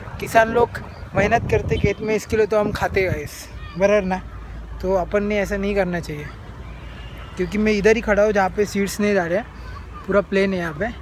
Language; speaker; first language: Hindi; non-native, local second language; Marathi